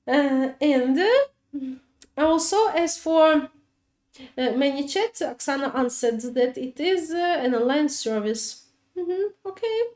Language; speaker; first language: English; non-native, fluent; Ukrainian